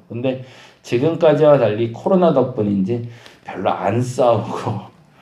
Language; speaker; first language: Korean; native; Korean